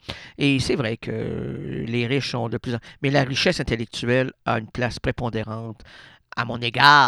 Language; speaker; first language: French; native; French